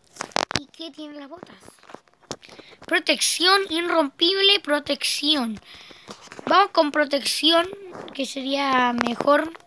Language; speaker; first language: Spanish; native; Spanish